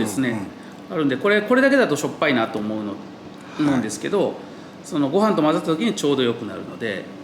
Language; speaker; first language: Japanese; native; Japanese